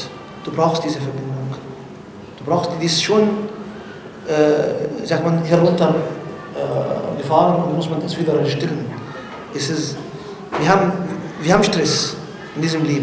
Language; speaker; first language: German; non-native, learner; Arabic